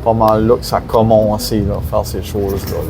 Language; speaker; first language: French; native; French